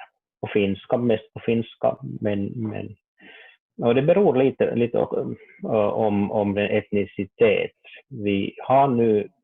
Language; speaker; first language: Swedish; non-native, learner; Finnish